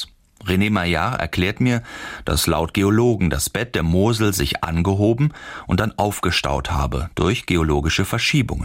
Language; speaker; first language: German; native; German